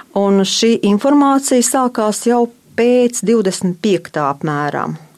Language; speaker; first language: Latvian; native; Latvian